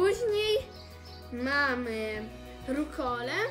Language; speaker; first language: Polish; early bilingual, heritage; Polish